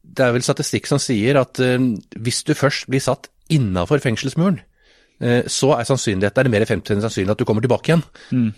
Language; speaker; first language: Norwegian; native; Norwegian